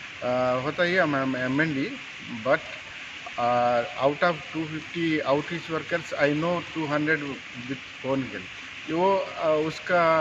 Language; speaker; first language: Hindi; non-native, local second language; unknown